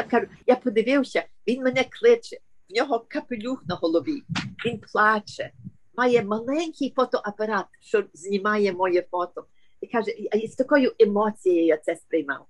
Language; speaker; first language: Ukrainian; early bilingual, heritage; Ukrainian